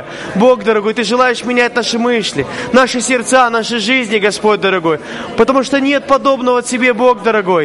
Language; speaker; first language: Russian; native; Russian